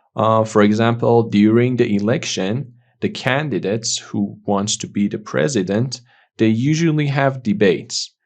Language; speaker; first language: English; non-native, fluent; Persian